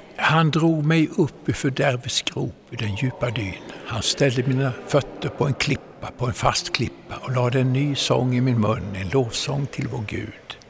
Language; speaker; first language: Swedish; native; Swedish